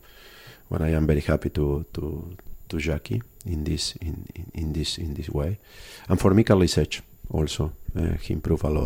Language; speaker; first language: English; non-native, fluent; Spanish